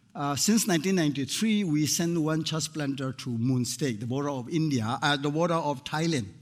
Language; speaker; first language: English; non-native, fluent; Burmese